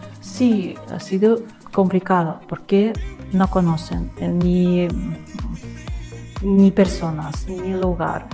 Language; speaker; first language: Spanish; non-native, learner; Russian